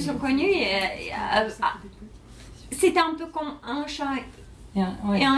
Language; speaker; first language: French; non-native, learner; Russian